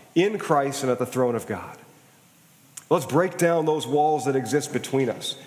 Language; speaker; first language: English; native; English